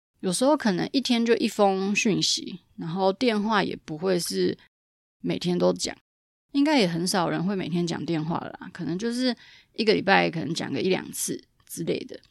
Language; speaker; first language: Chinese; native; Chinese